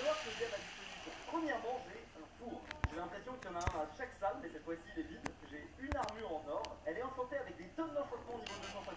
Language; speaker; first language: French; native; French